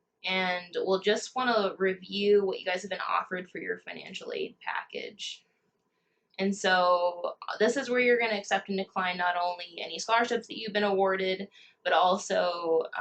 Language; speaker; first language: English; native; English